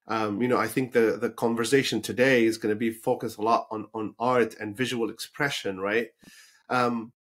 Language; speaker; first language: English; non-native, fluent; Arabic